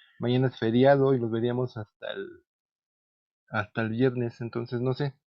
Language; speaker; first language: Spanish; native; Spanish